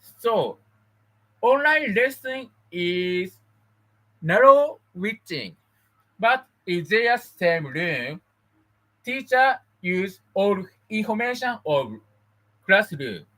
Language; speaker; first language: English; non-native, learner; Japanese